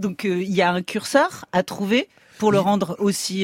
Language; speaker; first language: French; native; French